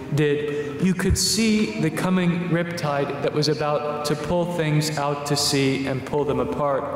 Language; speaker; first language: English; native; English